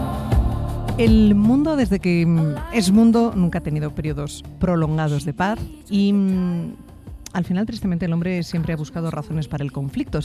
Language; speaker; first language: Spanish; native; Spanish